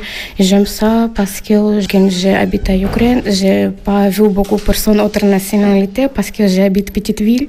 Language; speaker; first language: French; non-native, learner; Ukrainian